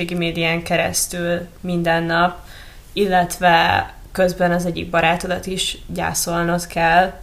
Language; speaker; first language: Hungarian; native; Hungarian